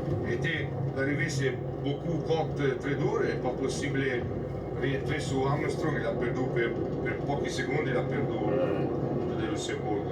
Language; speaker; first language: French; non-native, learner; Italian